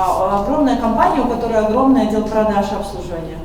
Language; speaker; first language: Russian; native; Russian